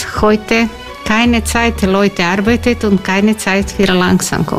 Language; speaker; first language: German; non-native, learner; Croatian